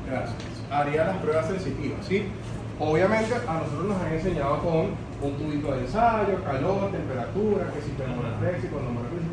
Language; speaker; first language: Spanish; native; Spanish